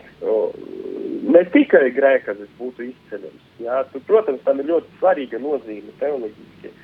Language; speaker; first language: Latvian; non-native, local second language; Russian